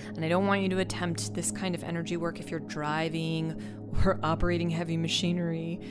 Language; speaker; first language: English; native; English